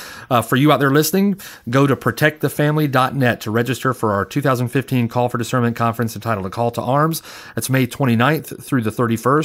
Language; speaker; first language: English; native; English